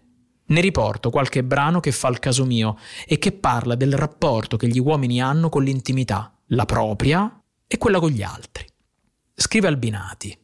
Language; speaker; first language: Italian; native; Italian